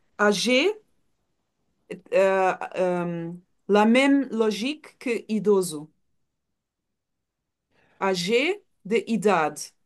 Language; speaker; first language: French; non-native, learner; Portuguese